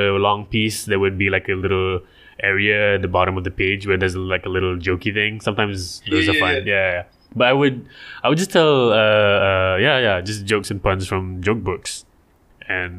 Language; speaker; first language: English; non-native, local second language; Malay